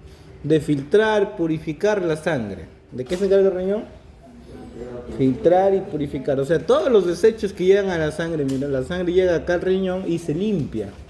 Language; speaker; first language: Spanish; native; Spanish